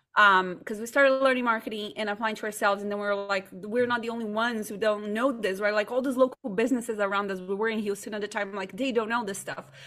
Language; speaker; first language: English; non-native, fluent; Portuguese